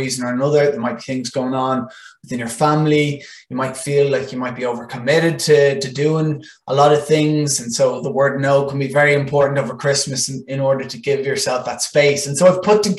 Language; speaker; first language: English; non-native, local second language; Irish